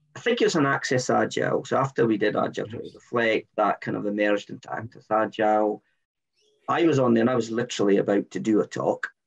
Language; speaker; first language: English; native; English